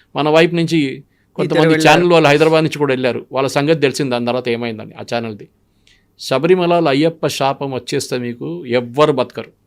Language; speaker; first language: Telugu; non-native, local second language; Malayalam